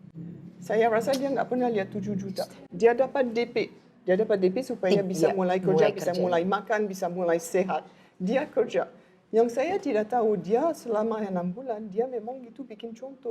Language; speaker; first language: Indonesian; non-native, learner; French